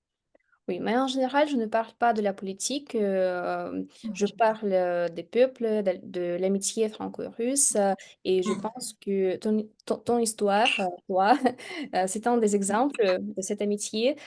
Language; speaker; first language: French; non-native, fluent; Russian